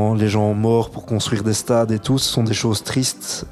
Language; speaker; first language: French; early bilingual, other home language; Italian